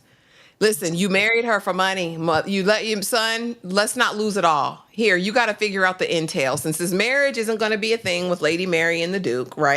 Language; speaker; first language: English; native; English